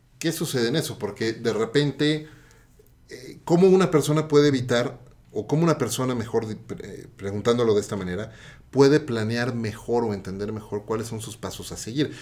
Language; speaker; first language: Spanish; native; Spanish